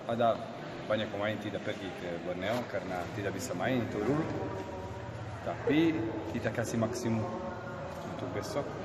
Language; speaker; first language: Indonesian; non-native, learner; Armenian